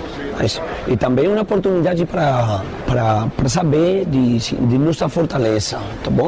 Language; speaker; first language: Portuguese; non-native, fluent; Spanish